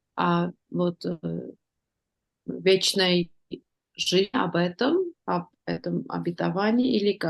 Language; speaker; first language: Russian; non-native, fluent; Armenian